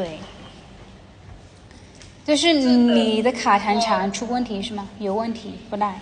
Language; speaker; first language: Chinese; non-native, fluent; Thai